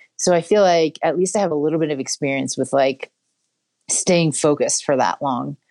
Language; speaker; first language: English; native; English